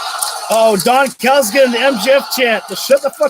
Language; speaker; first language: English; native; English